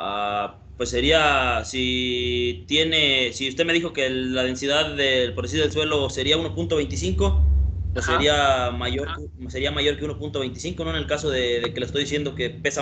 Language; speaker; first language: Spanish; native; Spanish